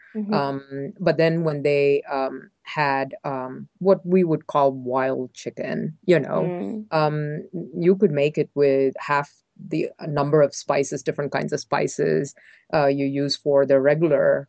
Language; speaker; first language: English; non-native, local second language; Tamil